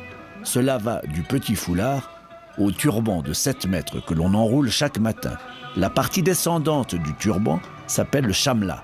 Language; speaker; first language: French; native; French